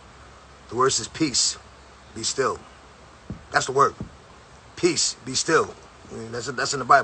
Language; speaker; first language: English; native; English